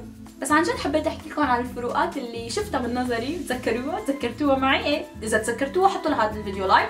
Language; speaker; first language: Arabic; native; Arabic